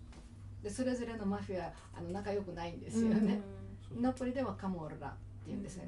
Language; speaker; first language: Japanese; native; Japanese